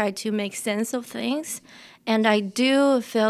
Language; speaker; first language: English; non-native, fluent; Chinese